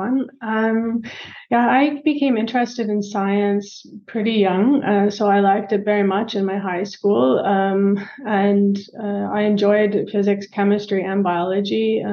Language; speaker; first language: English; native; English